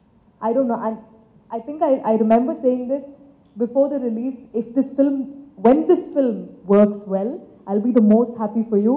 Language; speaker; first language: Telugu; non-native, local second language; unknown